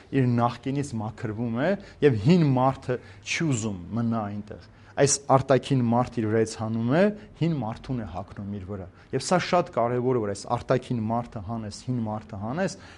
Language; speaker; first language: Armenian; native; Armenian